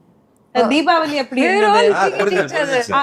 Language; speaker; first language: Tamil; non-native, learner; Malayalam